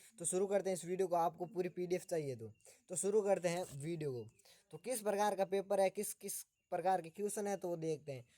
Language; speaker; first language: Hindi; native; Hindi